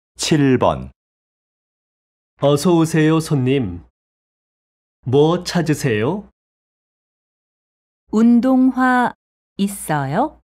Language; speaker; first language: Korean; non-native, fluent; Arabic